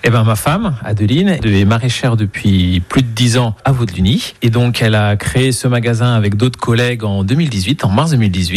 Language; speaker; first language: French; native; French